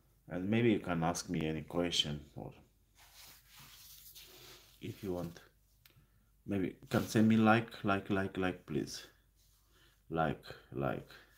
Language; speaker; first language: English; non-native, learner; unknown